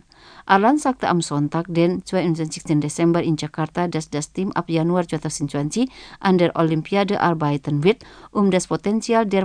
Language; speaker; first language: German; non-native, fluent; Indonesian